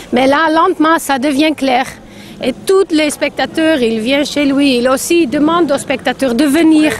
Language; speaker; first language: French; non-native, learner; Dutch